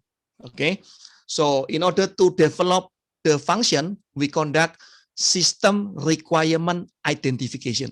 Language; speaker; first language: English; non-native, fluent; Indonesian